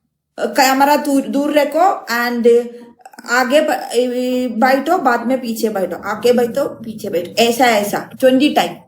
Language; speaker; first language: Hindi; non-native, learner; Malayalam